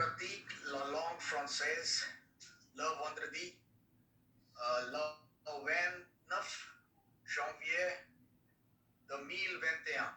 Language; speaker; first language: French; non-native, learner; Hindi